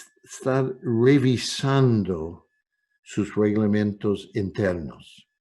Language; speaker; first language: Spanish; non-native, fluent; English